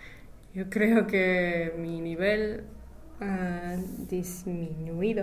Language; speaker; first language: Spanish; non-native, fluent; English